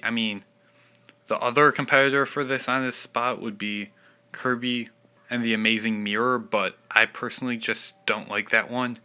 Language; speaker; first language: English; native; English